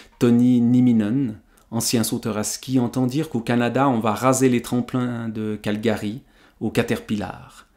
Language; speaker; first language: French; native; French